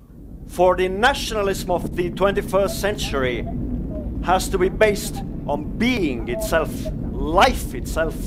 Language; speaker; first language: English; non-native, fluent; Estonian